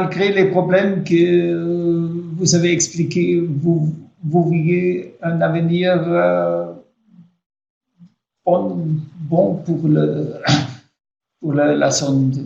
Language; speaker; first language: French; non-native, fluent; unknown